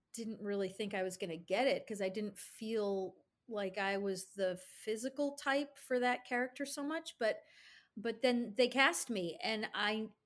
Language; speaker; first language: English; native; English